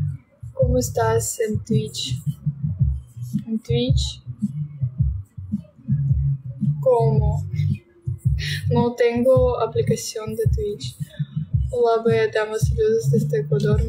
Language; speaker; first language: Spanish; non-native, learner; Russian